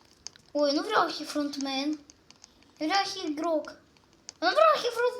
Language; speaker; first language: Romanian; early bilingual, heritage; Romanian